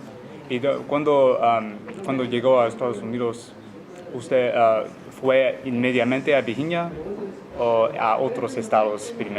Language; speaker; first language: Spanish; non-native, learner; English